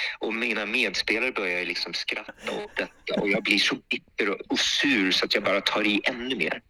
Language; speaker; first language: Swedish; early bilingual, other home language; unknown